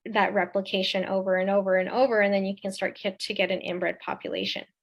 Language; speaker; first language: English; native; English